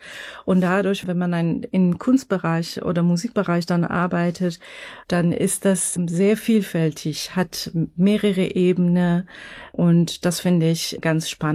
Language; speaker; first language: German; non-native, fluent; Persian